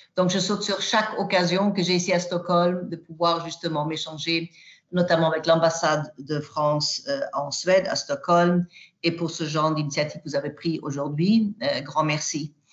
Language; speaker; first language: French; non-native, fluent; Swedish